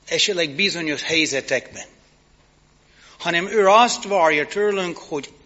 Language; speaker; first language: Hungarian; non-native, fluent; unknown